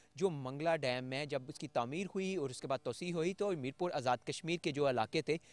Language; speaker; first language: Urdu; non-native, local second language; Pahari-Potwari